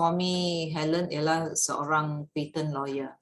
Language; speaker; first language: Malay; native; Malay